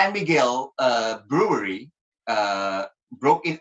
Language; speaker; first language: English; non-native, local second language; Filipino